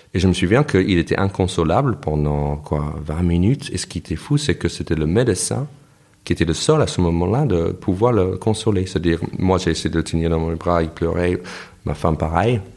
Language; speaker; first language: French; non-native, fluent; English